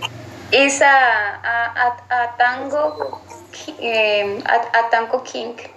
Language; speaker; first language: English; non-native, learner; Spanish